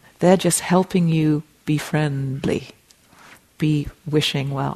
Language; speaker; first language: English; native; English